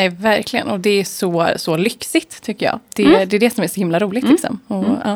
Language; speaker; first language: Swedish; native; Swedish